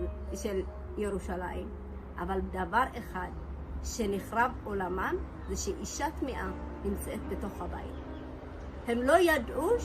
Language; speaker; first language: Hebrew; early bilingual, other home language; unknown